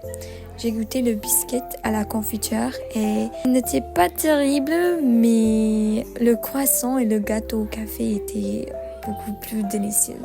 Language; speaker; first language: French; non-native, learner; English